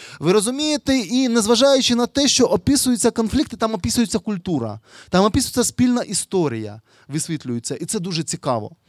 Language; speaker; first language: Ukrainian; non-native, local second language; Russian